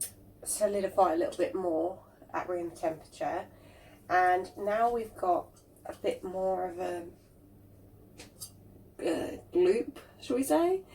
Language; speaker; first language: English; native; English